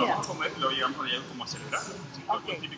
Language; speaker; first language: Spanish; native; Spanish